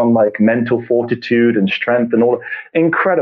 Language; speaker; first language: English; native; English